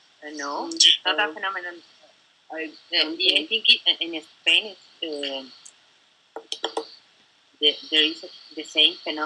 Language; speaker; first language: English; non-native, learner; Spanish